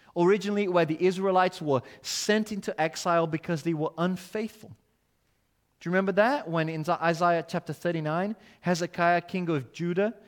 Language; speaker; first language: English; non-native, fluent; Portuguese